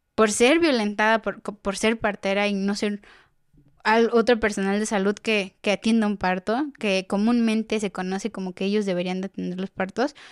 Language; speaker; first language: Spanish; native; Spanish